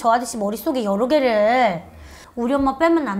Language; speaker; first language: Korean; native; Korean